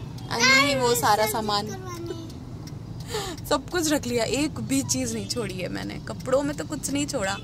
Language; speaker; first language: Hindi; native; Hindi